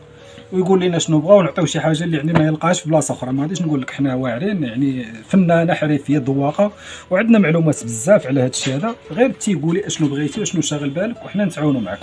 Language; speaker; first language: Arabic; native; Arabic